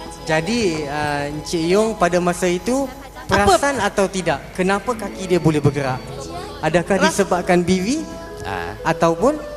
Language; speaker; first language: Malay; native; Malay